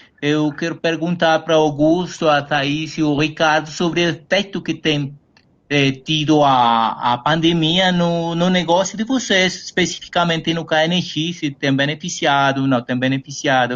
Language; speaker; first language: Portuguese; non-native, fluent; Spanish